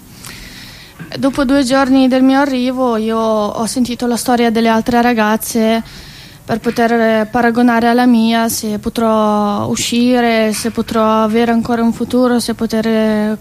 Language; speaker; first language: Italian; non-native, fluent; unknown